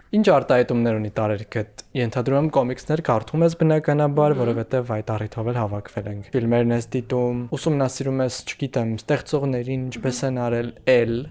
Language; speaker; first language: Armenian; native; Armenian